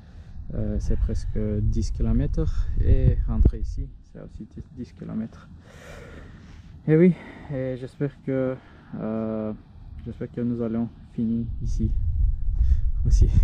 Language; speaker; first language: French; non-native, learner; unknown